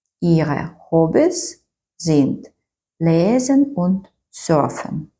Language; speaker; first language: German; non-native, fluent; Ukrainian